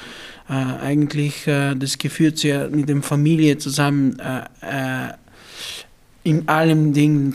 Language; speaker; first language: German; non-native, fluent; Bulgarian